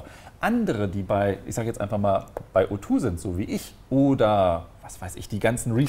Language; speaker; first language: German; native; German